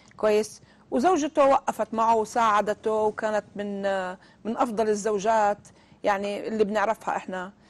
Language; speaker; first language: Arabic; native; Arabic